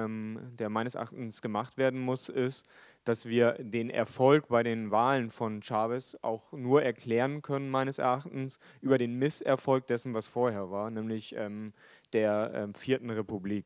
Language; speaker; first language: German; native; German